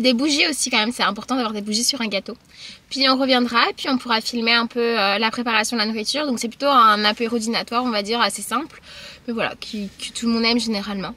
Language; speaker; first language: French; native; French